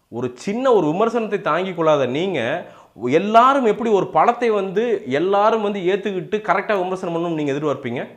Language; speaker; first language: Tamil; native; Tamil